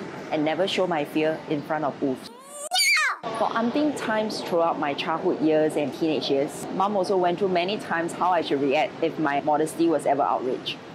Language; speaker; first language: English; non-native, local second language; Chinese